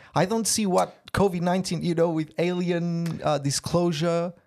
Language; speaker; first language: English; non-native, fluent; Portuguese